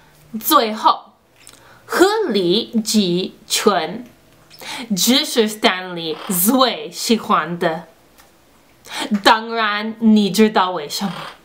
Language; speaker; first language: Chinese; non-native, learner; English